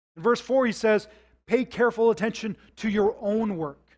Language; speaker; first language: English; native; English